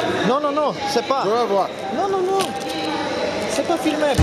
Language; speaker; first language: French; non-native, learner; English